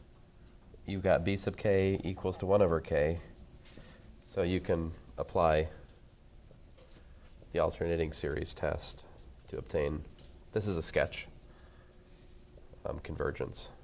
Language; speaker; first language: English; native; English